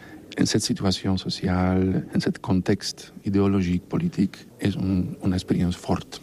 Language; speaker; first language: French; non-native, learner; Polish